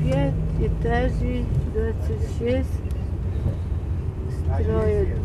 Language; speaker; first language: Russian; non-native, learner; French